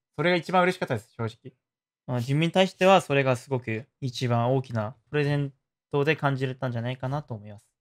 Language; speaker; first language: Japanese; non-native, fluent; Korean